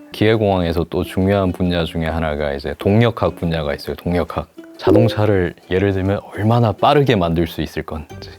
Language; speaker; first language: Korean; native; Korean